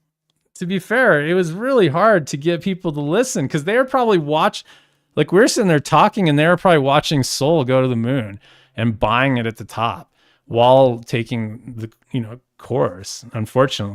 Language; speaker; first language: English; native; English